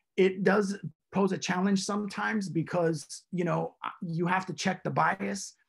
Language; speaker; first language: English; native; English